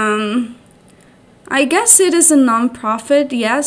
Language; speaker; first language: English; non-native, fluent; Spanish